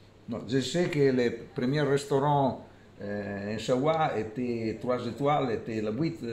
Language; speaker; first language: French; non-native, fluent; Italian